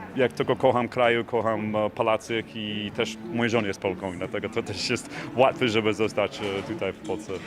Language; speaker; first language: Polish; non-native, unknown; English